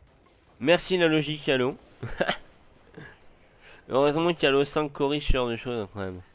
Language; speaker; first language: French; native; French